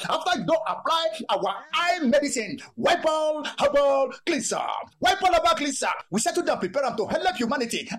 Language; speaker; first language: Nigerian Pidgin; non-native, local second language; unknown